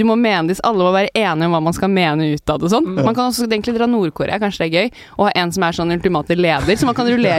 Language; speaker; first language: Norwegian; native; Norwegian